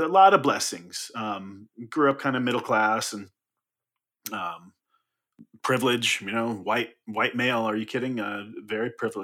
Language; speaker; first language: English; native; English